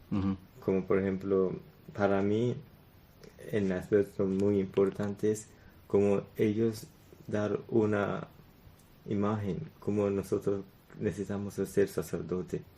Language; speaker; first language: Spanish; non-native, learner; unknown